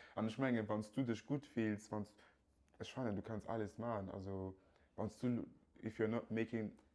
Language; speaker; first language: German; early bilingual, other home language; Yoruba